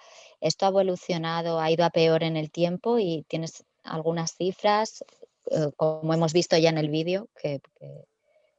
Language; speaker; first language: Spanish; native; Spanish